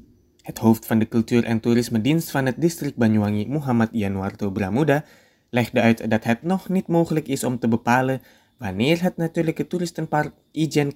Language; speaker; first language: Dutch; non-native, fluent; Indonesian